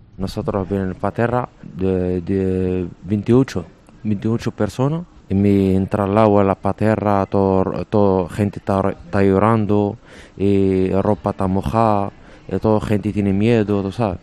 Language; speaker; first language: Spanish; non-native, learner; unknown